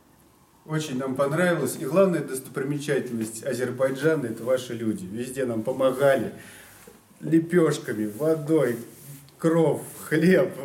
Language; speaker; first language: Russian; native; Russian